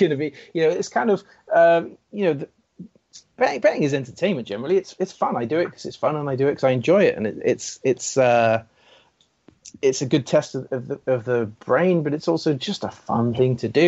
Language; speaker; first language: English; native; English